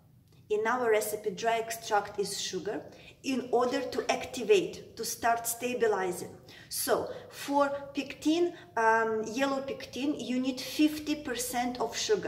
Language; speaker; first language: English; non-native, fluent; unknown